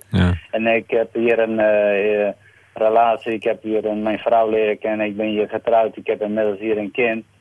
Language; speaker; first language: Dutch; non-native, fluent; Persian